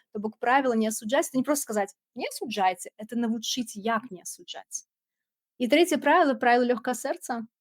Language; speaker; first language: Belarusian; non-native, local second language; Russian